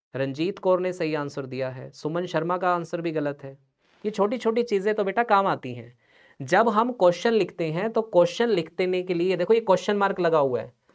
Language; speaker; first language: Hindi; non-native, local second language; Punjabi